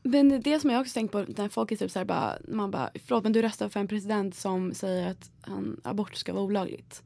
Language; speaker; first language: Swedish; native; Swedish